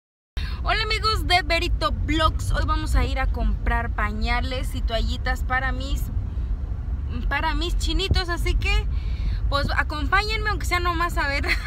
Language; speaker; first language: Spanish; native; Spanish